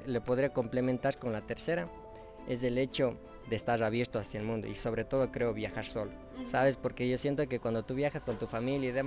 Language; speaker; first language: Spanish; native; Spanish